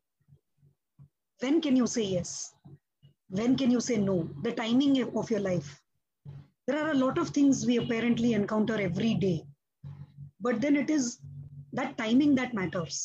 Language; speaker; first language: English; non-native, local second language; Gujarati